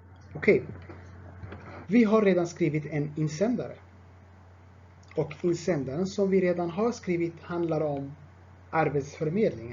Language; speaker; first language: Swedish; non-native, fluent; Tigrinya